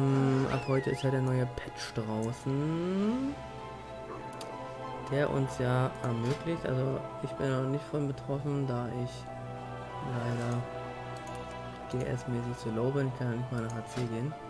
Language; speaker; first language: German; native; German